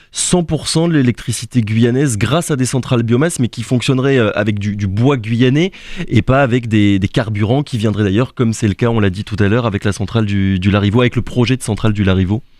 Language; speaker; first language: French; native; French